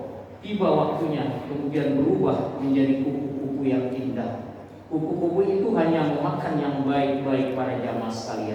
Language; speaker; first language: Indonesian; native; Indonesian